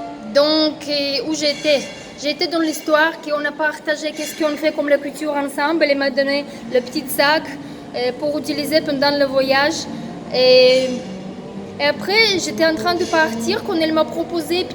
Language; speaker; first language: French; non-native, fluent; Russian